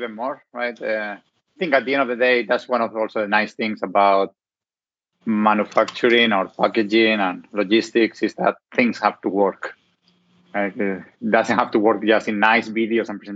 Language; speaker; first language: English; non-native, fluent; Spanish